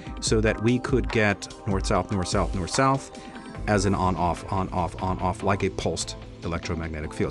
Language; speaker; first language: English; native; English